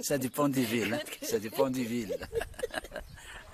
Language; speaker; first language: French; non-native, local second language; Arabic